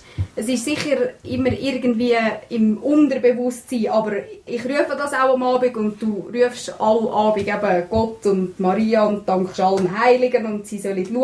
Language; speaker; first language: German; native; German